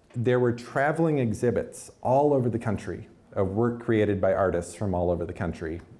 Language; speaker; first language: English; native; English